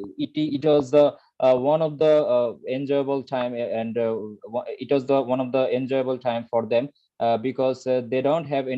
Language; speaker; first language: English; non-native, learner; Bangla